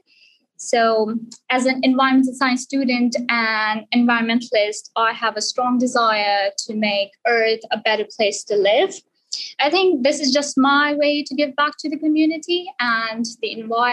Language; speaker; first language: English; non-native, local second language; Punjabi